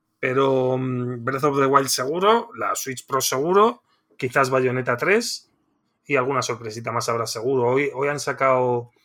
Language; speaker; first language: Spanish; native; Spanish